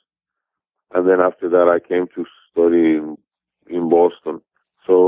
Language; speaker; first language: English; non-native, fluent; Spanish